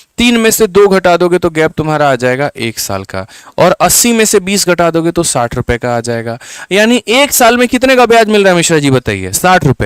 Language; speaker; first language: Hindi; native; Hindi